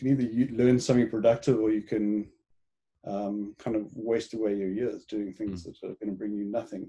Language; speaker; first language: English; native; English